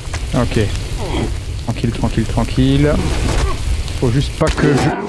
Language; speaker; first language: French; native; French